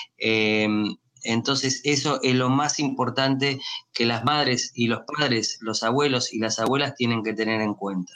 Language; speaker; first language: Spanish; native; Spanish